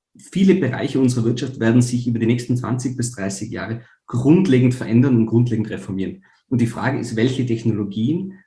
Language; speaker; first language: German; native; German